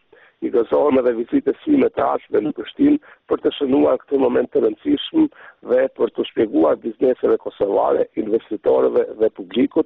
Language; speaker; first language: Albanian; native; Albanian